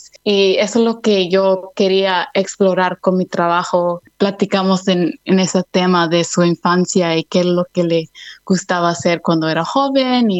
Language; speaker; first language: Spanish; early bilingual, other home language; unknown